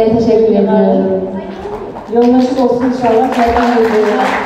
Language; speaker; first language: Turkish; non-native, fluent; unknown